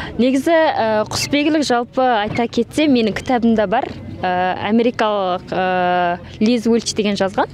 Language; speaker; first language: Kazakh; early bilingual, heritage; Kazakh